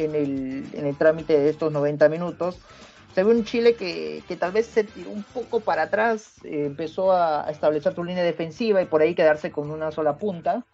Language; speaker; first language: Spanish; native; Spanish